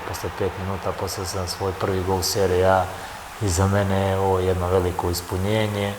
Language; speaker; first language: Serbian; native; Serbian